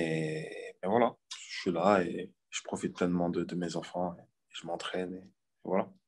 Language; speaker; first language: French; native; French